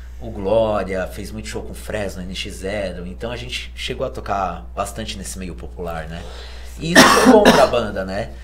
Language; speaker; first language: Portuguese; native; Portuguese